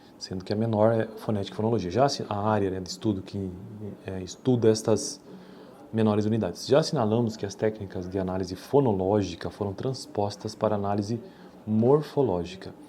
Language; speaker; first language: Portuguese; native; Portuguese